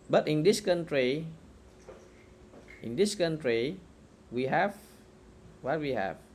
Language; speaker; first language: English; non-native, learner; Vietnamese